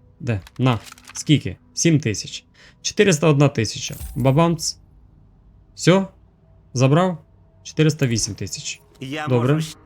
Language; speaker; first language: Ukrainian; native; Ukrainian